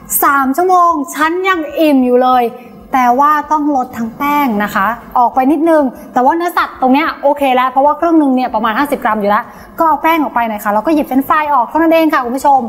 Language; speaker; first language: Thai; native; Thai